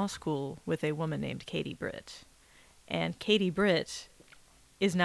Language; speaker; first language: English; native; English